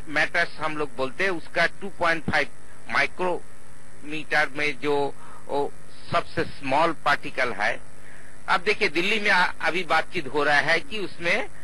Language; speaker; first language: Hindi; non-native, local second language; Bangla